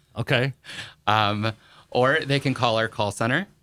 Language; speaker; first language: English; native; English